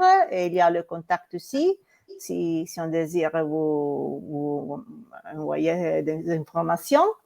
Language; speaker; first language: French; non-native, fluent; Italian